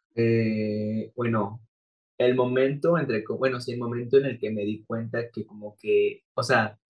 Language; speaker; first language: Spanish; native; Spanish